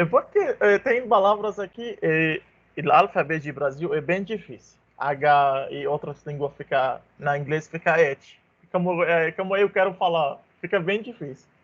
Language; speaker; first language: Portuguese; non-native, learner; Arabic